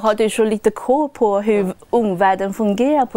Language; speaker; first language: Swedish; non-native, fluent; Chinese